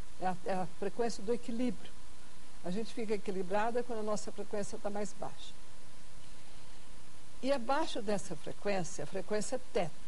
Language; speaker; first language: Portuguese; native; Portuguese